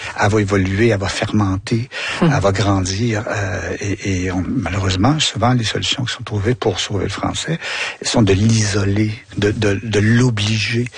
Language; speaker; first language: French; native; French